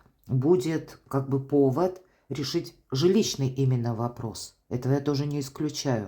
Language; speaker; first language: Russian; native; Russian